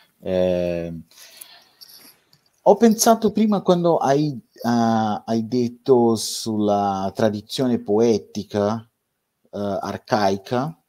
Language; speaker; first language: Italian; non-native, fluent; Portuguese